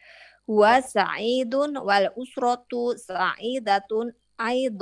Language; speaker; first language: Arabic; non-native, learner; Indonesian